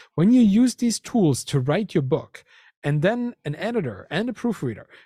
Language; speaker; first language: English; non-native, fluent; German